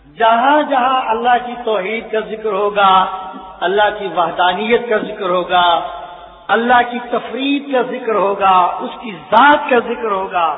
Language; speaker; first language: Urdu; non-native, local second language; Punjabi